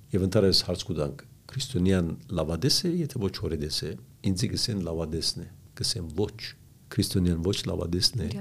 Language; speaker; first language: Armenian; early bilingual, heritage; Armenian